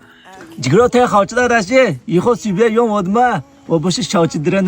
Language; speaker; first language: Chinese; non-native, local second language; Uyghur